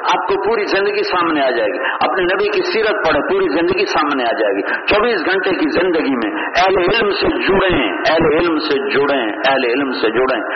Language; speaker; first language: Urdu; non-native, local second language; Punjabi